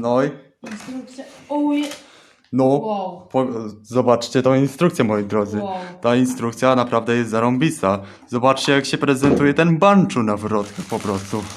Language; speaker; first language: Polish; native; Polish